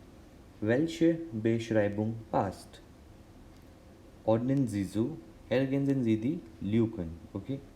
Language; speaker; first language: German; non-native, learner; Hindi